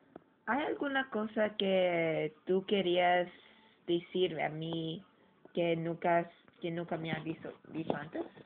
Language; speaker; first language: Spanish; early bilingual, heritage; English